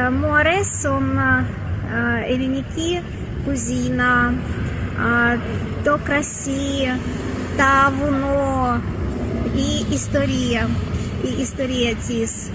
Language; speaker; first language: Greek; non-native, learner; Russian